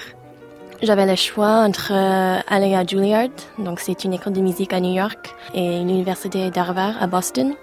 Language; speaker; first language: French; non-native, fluent; English